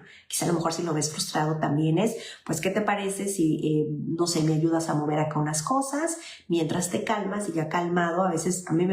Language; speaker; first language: Spanish; native; Spanish